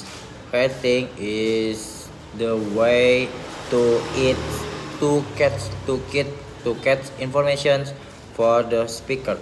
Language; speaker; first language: English; non-native, learner; Indonesian